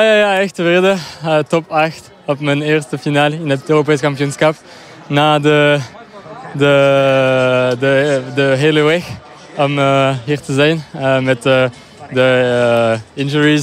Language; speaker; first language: Dutch; non-native, local second language; French